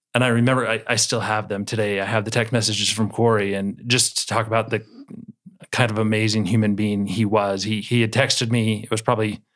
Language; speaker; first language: English; native; English